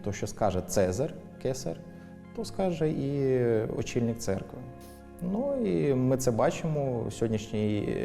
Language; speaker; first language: Ukrainian; native; Ukrainian